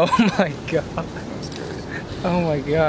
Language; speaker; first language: English; native; English